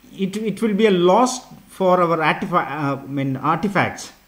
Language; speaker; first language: English; non-native, local second language; Tamil